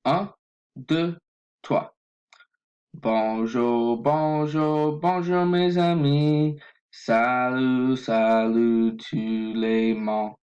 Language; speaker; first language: French; non-native, learner; English